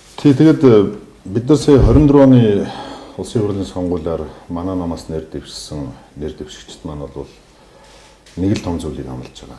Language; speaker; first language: Mongolian; non-native, local second language; Kazakh